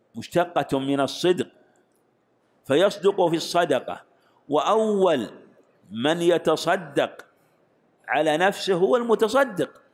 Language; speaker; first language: Arabic; native; Arabic